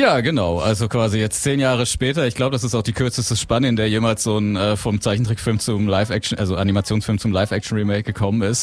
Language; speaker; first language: German; native; German